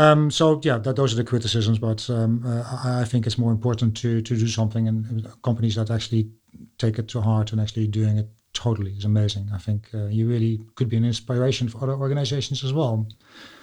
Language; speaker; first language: English; non-native, fluent; Dutch